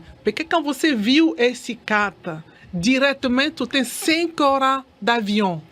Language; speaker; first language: Portuguese; non-native, learner; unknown